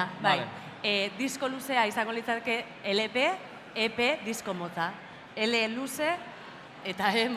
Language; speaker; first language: Basque; native; Basque